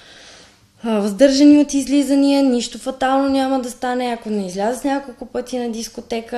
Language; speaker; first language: Bulgarian; native; Bulgarian